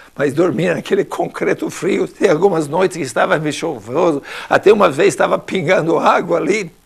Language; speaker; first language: Portuguese; non-native, fluent; English